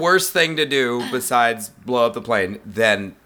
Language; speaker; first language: English; native; English